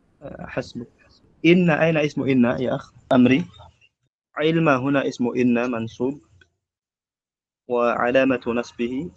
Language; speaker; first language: Arabic; non-native, fluent; Indonesian